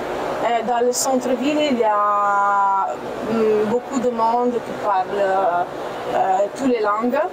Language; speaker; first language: French; non-native, fluent; Italian